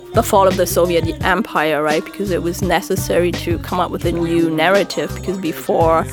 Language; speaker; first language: English; non-native, fluent; German